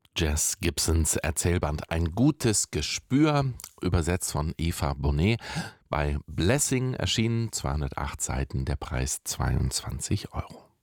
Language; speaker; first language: German; native; German